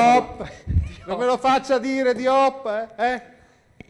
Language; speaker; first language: Italian; native; Italian